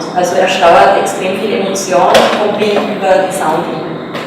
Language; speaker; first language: German; native; German